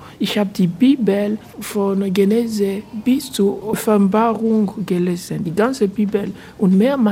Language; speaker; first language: German; non-native, fluent; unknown